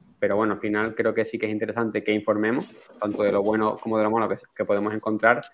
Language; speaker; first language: Spanish; native; Spanish